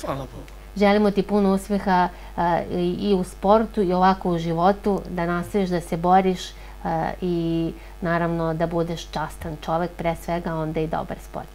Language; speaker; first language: Serbian; native; Serbian